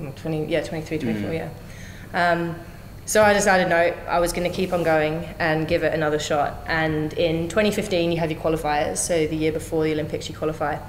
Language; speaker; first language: English; native; English